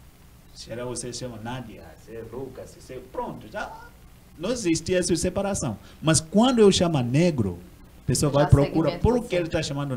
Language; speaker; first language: Portuguese; non-native, learner; Swahili